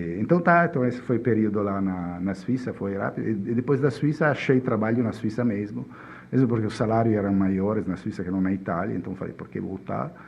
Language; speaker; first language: Portuguese; non-native, fluent; Italian